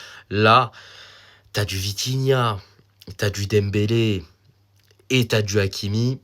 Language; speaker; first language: French; native; French